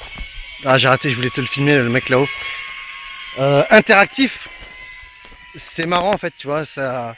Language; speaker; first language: French; native; French